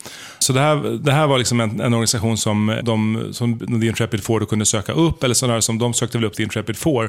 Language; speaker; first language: Swedish; native; Swedish